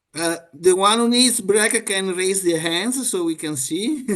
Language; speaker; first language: English; non-native, fluent; Italian